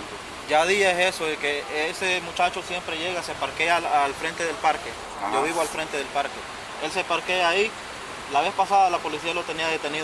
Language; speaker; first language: Spanish; native; Spanish